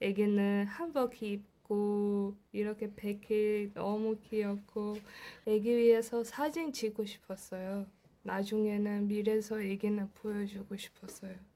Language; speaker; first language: Korean; non-native, learner; Portuguese